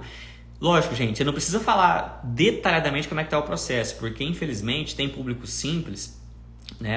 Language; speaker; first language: Portuguese; native; Portuguese